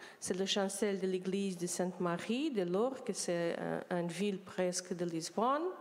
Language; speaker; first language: French; non-native, learner; Portuguese